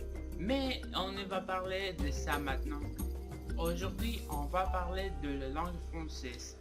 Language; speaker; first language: French; non-native, learner; Spanish